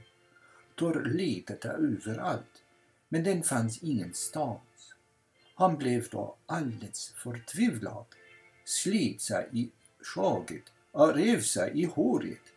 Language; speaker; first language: Swedish; non-native, fluent; English